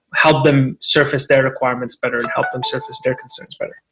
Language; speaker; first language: English; non-native, fluent; Arabic